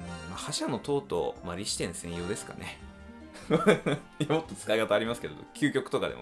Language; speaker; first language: Japanese; native; Japanese